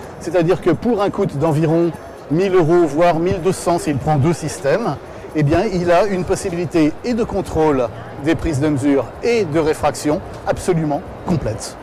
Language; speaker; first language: French; native; French